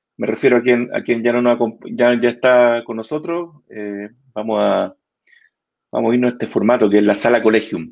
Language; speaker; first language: Spanish; native; Spanish